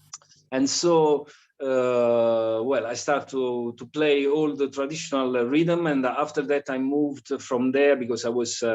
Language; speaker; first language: English; non-native, fluent; Italian